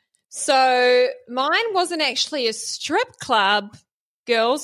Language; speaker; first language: English; native; English